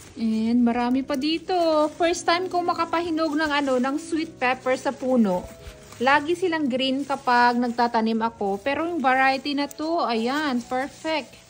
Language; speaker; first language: Filipino; non-native, local second language; Hiligaynon